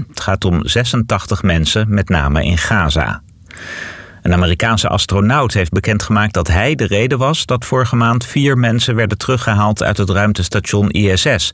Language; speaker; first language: Dutch; native; Dutch